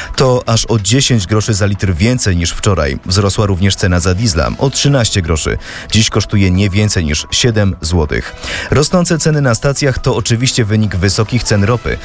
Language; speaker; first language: Polish; native; Polish